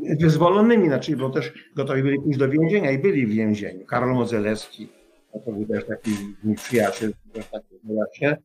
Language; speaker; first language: Polish; native; Polish